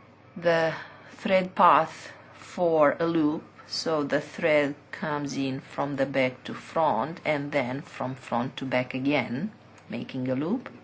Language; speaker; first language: English; non-native, fluent; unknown